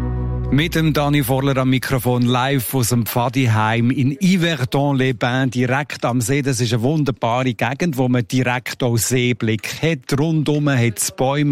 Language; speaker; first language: German; native; German